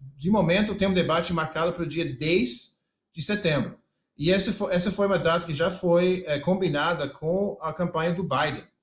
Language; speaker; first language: Portuguese; non-native, fluent; English